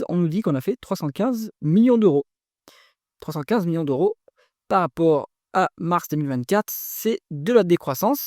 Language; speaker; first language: French; native; French